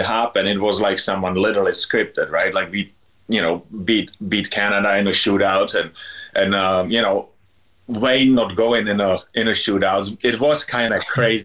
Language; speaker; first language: English; non-native, fluent; Czech